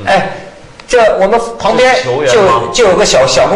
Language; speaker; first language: Chinese; native; Chinese